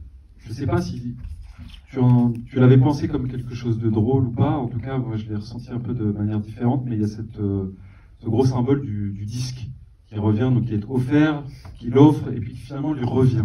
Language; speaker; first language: French; native; French